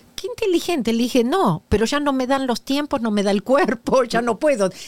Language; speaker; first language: Spanish; native; Spanish